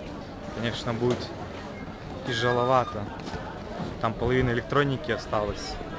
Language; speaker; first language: Russian; native; Russian